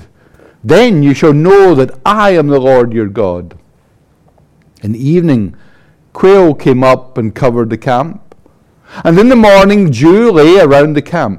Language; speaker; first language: English; native; English